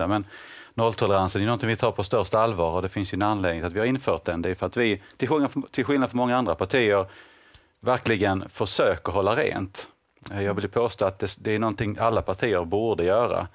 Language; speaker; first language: Swedish; native; Swedish